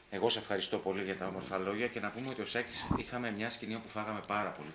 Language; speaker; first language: Greek; native; Greek